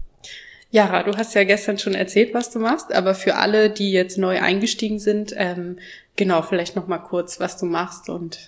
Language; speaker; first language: German; native; German